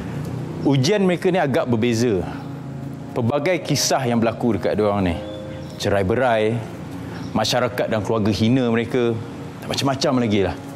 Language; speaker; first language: Malay; native; Malay